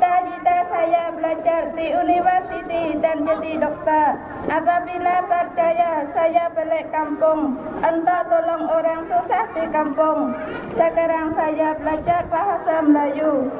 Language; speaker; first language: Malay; non-native, learner; Western Cham